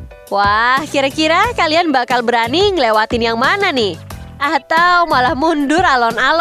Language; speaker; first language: Indonesian; native; Indonesian